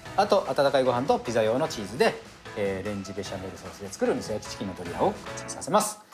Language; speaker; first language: Japanese; native; Japanese